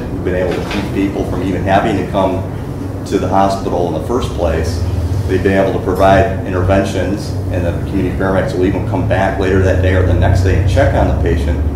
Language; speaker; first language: English; native; English